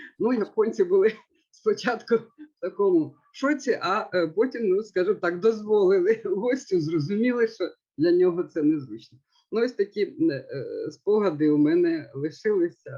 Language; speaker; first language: Ukrainian; native; Ukrainian